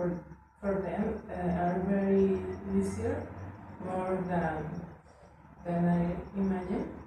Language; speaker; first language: English; non-native, learner; Spanish